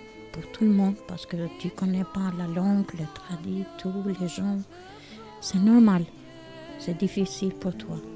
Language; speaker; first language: French; non-native, learner; Albanian